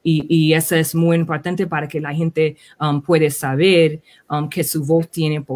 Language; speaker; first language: Spanish; early bilingual, heritage; Spanish